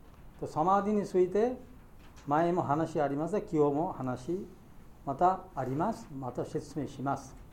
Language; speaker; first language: Japanese; non-native, learner; Bangla